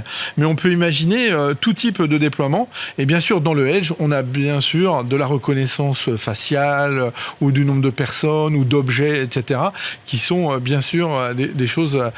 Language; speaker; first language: French; native; French